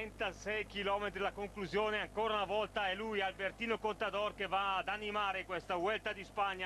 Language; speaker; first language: Italian; native; Italian